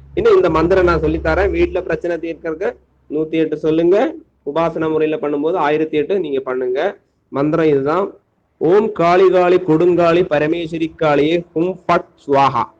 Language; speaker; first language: Tamil; non-native, local second language; Malayalam